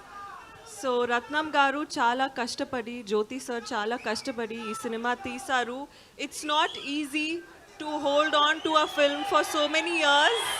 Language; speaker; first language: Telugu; non-native, learner; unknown